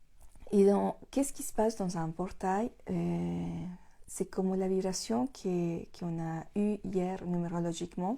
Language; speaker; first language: French; non-native, fluent; Spanish